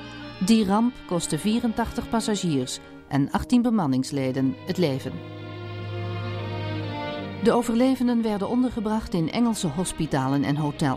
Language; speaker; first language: Dutch; native; Dutch